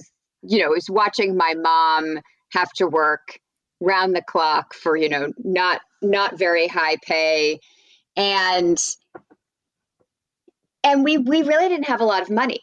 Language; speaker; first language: English; native; English